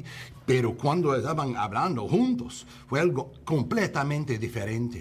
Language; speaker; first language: Spanish; non-native, learner; English